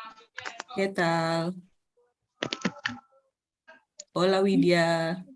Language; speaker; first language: Spanish; non-native, fluent; Indonesian